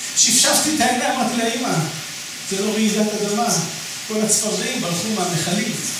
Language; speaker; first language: Hebrew; native; Hebrew